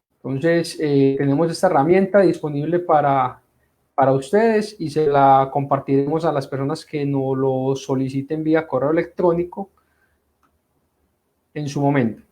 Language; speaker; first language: Spanish; native; Spanish